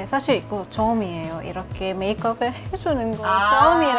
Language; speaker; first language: Korean; non-native, learner; Arabic